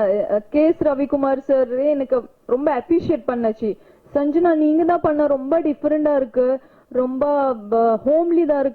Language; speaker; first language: Tamil; non-native, learner; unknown